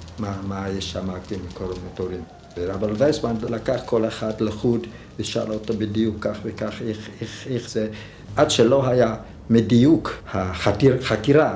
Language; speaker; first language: Hebrew; non-native, fluent; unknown